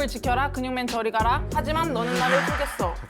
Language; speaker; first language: Korean; native; Korean